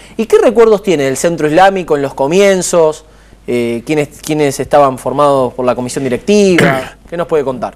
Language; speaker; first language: Spanish; native; Spanish